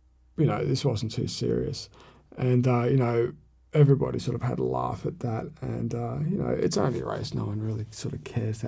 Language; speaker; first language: English; native; English